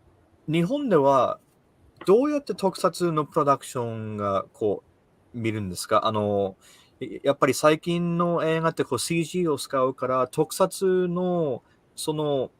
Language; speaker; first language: Japanese; early bilingual, heritage; Japanese